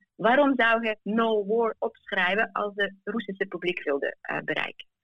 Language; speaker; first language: Dutch; non-native, fluent; Ukrainian